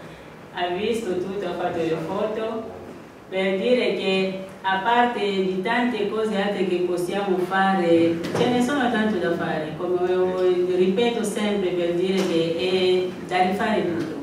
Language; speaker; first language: Italian; non-native, fluent; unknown